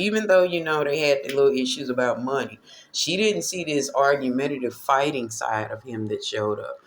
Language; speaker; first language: English; native; English